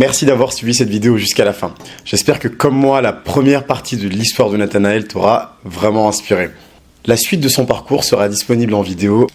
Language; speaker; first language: French; native; French